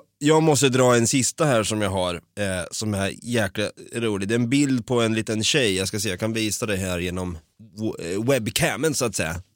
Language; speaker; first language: Swedish; native; Swedish